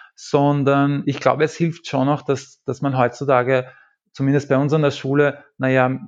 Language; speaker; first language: German; native; German